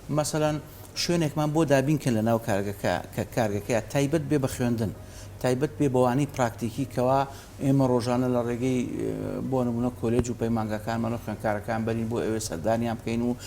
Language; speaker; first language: Central Kurdish; native; Central Kurdish